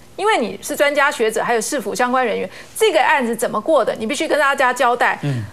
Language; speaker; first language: Chinese; native; Chinese